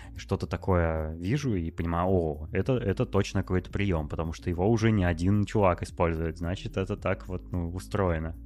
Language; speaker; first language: Russian; native; Russian